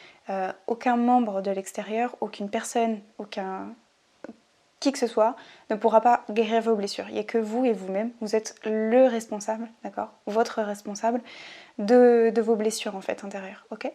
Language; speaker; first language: French; native; French